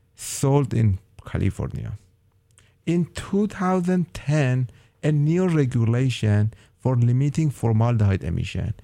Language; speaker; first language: English; non-native, fluent; Persian